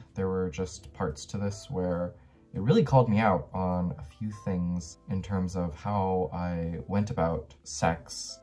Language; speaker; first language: English; native; English